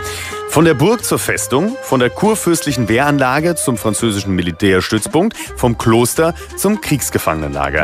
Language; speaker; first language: German; native; German